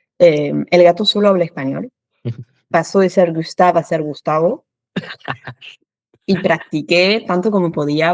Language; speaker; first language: Spanish; non-native, fluent; French